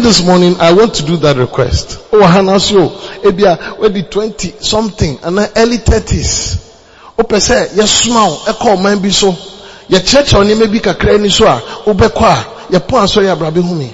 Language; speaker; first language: English; non-native, local second language; Akan